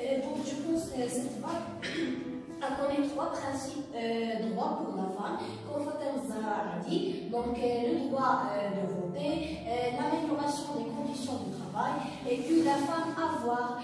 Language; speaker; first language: French; non-native, learner; Arabic